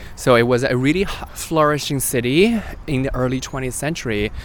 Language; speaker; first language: English; non-native, fluent; Chinese